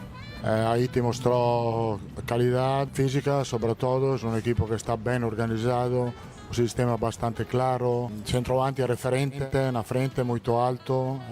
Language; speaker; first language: Portuguese; non-native, fluent; Italian